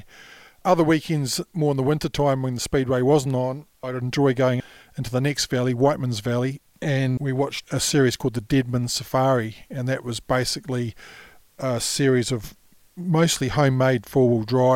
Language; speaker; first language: English; native; English